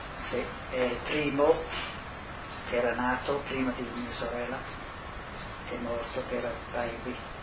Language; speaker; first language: Italian; early bilingual, other home language; English